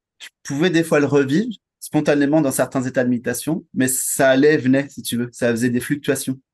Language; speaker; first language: French; native; French